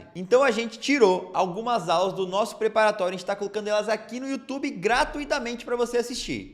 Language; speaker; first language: Portuguese; native; Portuguese